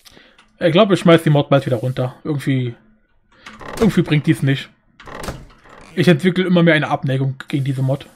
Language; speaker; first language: German; native; German